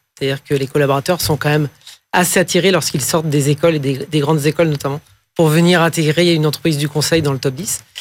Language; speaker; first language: French; native; French